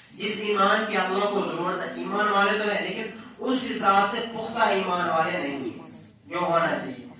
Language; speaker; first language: Urdu; non-native, local second language; Kashmiri